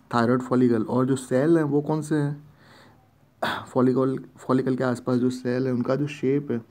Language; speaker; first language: Hindi; non-native, local second language; Gujarati